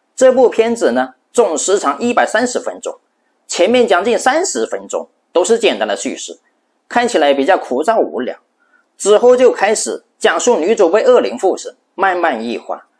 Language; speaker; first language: Chinese; native; Chinese